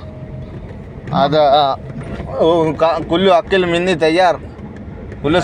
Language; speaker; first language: Arabic; non-native, learner; Malayalam